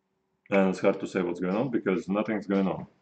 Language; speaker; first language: English; non-native, fluent; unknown